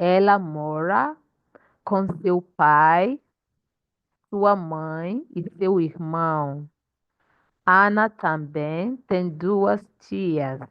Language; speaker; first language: Portuguese; non-native, fluent; English